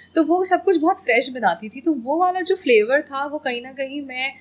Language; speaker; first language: Hindi; native; Hindi